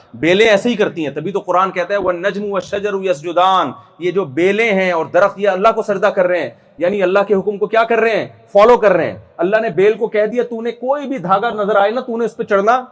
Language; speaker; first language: Urdu; native; Urdu